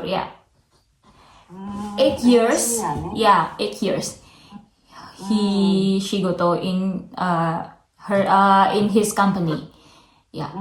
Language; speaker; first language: English; non-native, learner; Indonesian